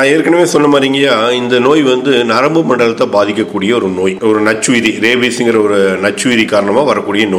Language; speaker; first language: Tamil; native; Tamil